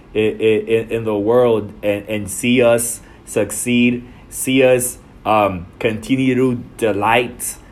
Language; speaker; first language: English; non-native, fluent; Spanish